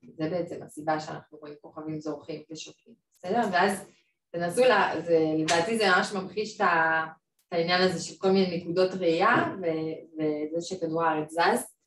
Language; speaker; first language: Hebrew; non-native, fluent; French